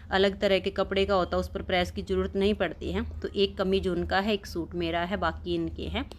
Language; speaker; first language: Hindi; native; Hindi